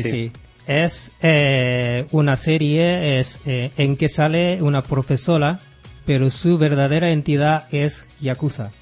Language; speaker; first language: Spanish; non-native, fluent; Japanese